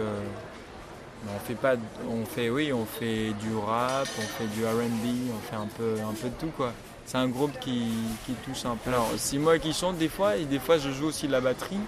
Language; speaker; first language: French; non-native, local second language; Ewe